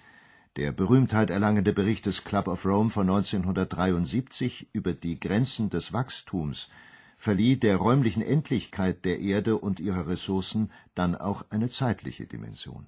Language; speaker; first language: German; native; German